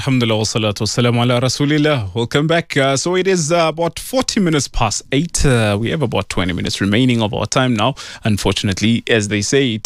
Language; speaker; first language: English; non-native, local second language; Tswana